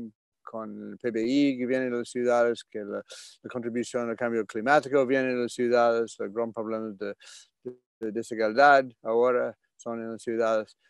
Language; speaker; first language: Spanish; non-native, fluent; English